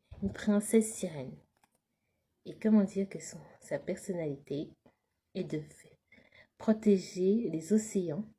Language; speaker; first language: French; native; French